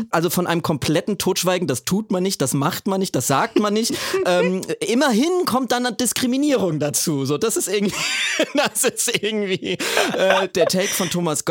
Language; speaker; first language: German; native; German